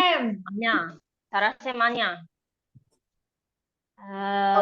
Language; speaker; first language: Korean; non-native, learner; Indonesian